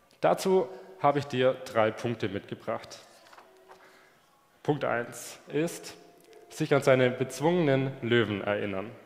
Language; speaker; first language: German; native; German